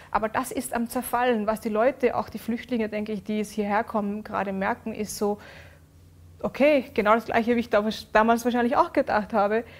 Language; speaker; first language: German; early bilingual, other home language; Urdu